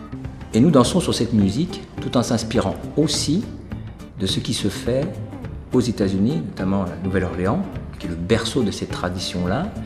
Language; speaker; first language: French; native; French